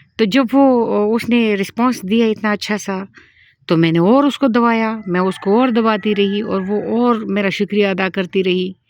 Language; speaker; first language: Urdu; non-native, local second language; Pashto